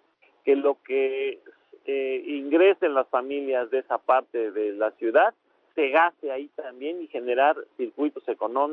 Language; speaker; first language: Spanish; native; Spanish